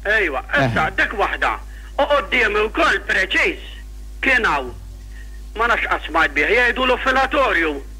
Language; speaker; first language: Maltese; native; Maltese